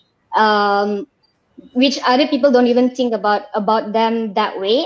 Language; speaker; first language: English; non-native, local second language; Malay